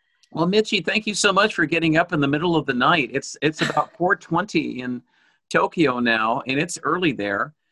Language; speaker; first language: English; native; English